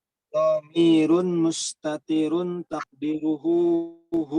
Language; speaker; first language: Arabic; non-native, learner; Indonesian